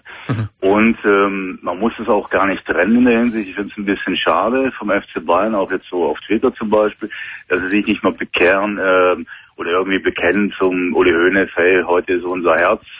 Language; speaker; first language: German; native; German